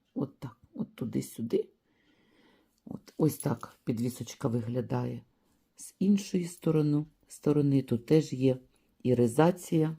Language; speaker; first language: Ukrainian; native; Ukrainian